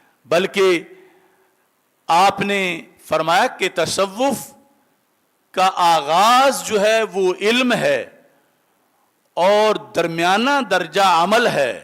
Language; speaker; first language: Urdu; native; Urdu